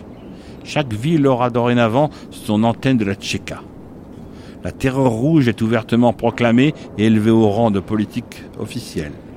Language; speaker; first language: French; native; French